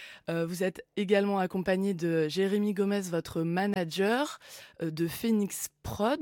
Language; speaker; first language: French; native; French